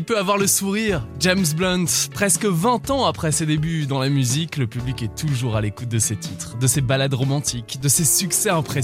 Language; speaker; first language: French; native; French